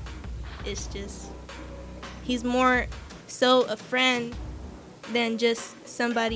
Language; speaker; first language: English; native; English